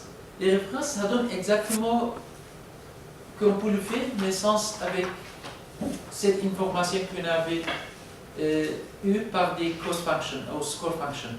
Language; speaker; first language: French; non-native, learner; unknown